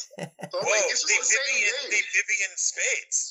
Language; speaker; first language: English; native; English